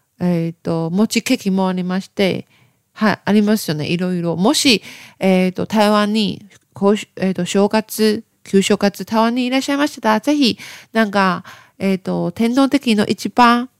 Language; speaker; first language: Japanese; non-native, learner; Chinese